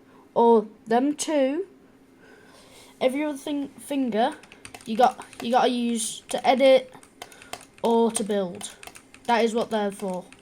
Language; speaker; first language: English; native; English